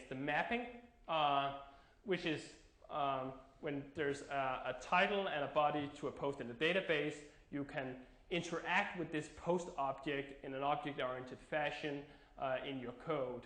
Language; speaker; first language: English; non-native, fluent; Danish